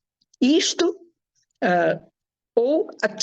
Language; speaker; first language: Portuguese; non-native, fluent; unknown